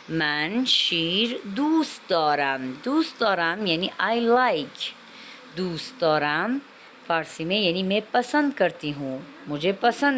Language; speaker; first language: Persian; non-native, fluent; Urdu